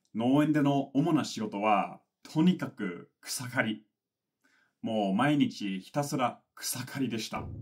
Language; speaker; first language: Japanese; non-native, fluent; English